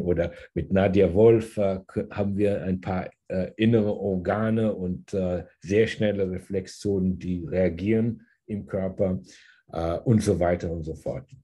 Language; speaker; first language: German; early bilingual, heritage; German